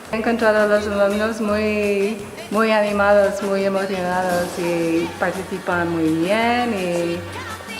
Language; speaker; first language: Spanish; non-native, fluent; English